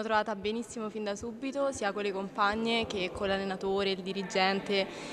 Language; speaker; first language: Italian; native; Italian